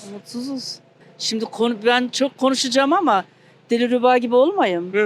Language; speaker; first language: Turkish; non-native, fluent; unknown